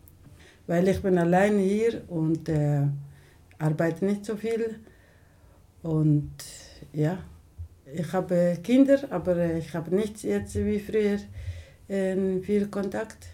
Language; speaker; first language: German; non-native, learner; Somali